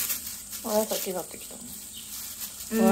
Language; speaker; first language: Japanese; native; Japanese